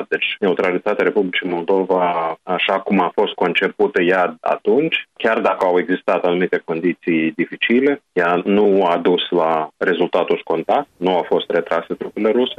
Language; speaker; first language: Romanian; native; Romanian